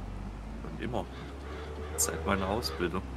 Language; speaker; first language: German; native; German